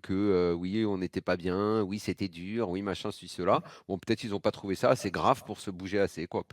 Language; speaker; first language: French; native; French